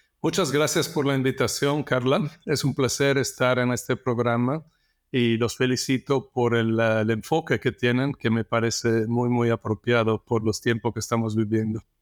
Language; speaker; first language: Spanish; non-native, fluent; Italian